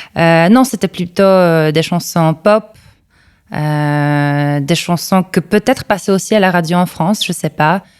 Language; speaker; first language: French; non-native, fluent; Polish